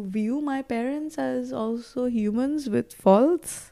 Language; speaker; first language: English; non-native, local second language; Bangla